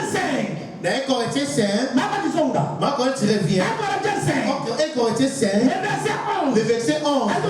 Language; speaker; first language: French; non-native, local second language; Lingala